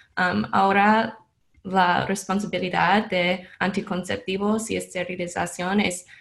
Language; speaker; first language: Spanish; non-native, learner; English